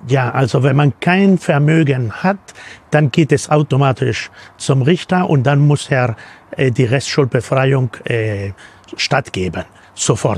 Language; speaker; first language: German; non-native, fluent; Spanish